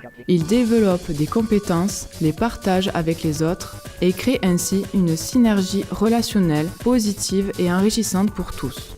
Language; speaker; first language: French; native; French